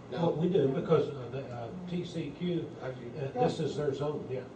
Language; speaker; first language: English; native; English